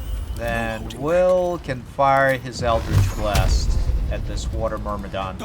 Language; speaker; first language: English; native; English